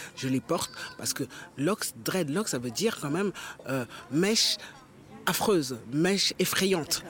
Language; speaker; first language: French; early bilingual, other home language; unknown